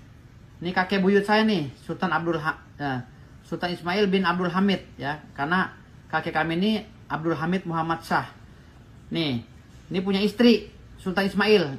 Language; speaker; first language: Indonesian; native; Indonesian